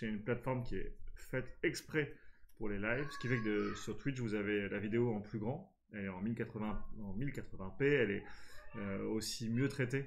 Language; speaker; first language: French; native; French